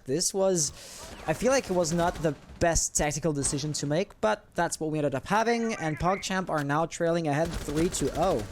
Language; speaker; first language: English; non-native, local second language; French